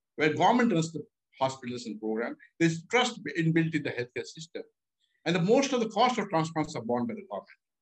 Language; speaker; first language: English; non-native, local second language; Hindi